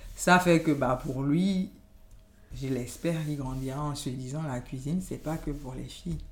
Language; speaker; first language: French; non-native, local second language; Yoruba